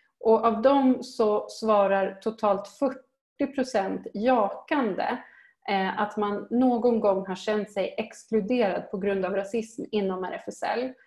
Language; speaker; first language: Swedish; native; Swedish